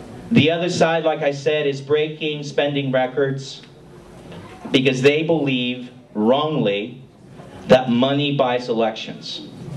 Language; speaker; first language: English; early bilingual, other home language; Spanish